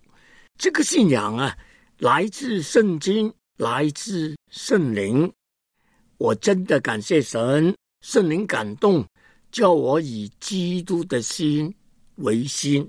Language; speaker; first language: Chinese; non-native, local second language; Cantonese